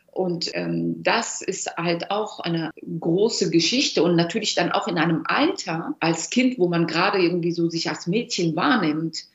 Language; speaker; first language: German; early bilingual, other home language; Persian